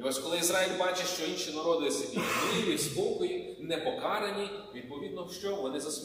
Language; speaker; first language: Ukrainian; native; Ukrainian